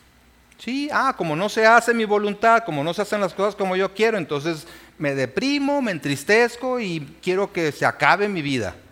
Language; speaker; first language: Spanish; native; Spanish